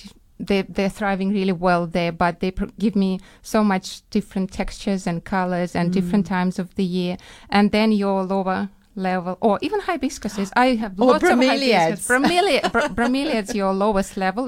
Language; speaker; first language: English; non-native, fluent; Ukrainian